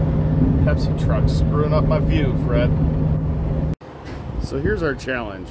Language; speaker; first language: English; native; English